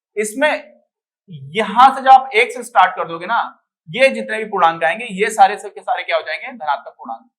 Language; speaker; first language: Hindi; native; Hindi